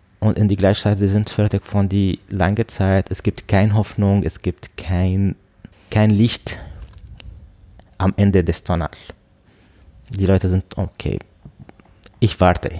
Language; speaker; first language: German; non-native, learner; Arabic